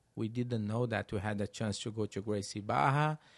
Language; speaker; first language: English; non-native, learner; Portuguese